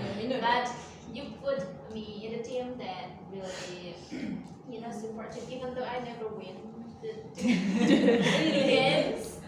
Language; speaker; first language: English; non-native, learner; Indonesian